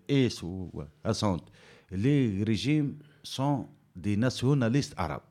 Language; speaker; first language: French; non-native, learner; Berber languages